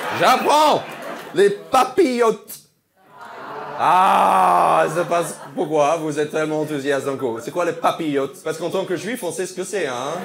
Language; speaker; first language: French; non-native, fluent; English